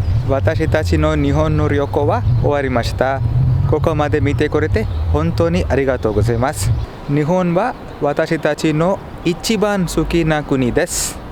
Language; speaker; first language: Japanese; non-native, learner; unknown